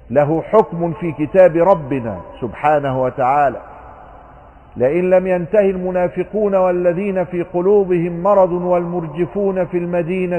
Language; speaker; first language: Arabic; native; Arabic